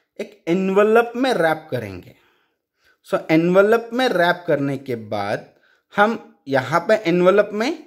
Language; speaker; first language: Hindi; non-native, local second language; Marathi